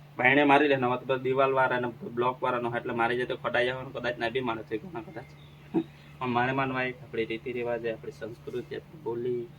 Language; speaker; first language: Gujarati; native; Gujarati